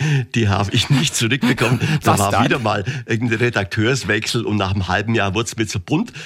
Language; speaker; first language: German; native; German